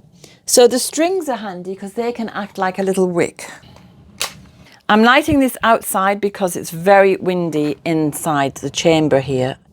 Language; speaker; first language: English; native; English